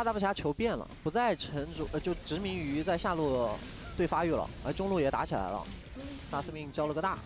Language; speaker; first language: Chinese; native; Chinese